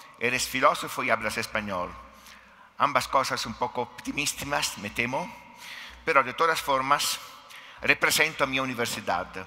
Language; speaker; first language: Spanish; non-native, fluent; Italian